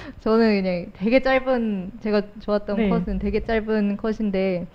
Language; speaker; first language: Korean; native; Korean